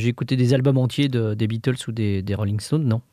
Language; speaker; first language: French; native; French